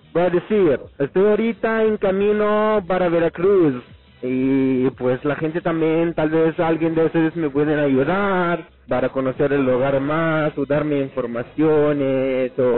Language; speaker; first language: Spanish; non-native, fluent; Arabic